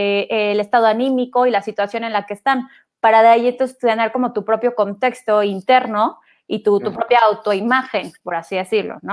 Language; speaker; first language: Spanish; native; Spanish